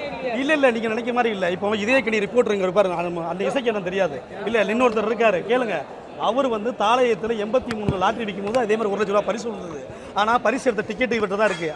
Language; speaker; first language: Tamil; native; Tamil